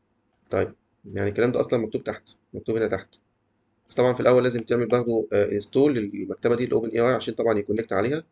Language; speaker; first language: Arabic; native; Arabic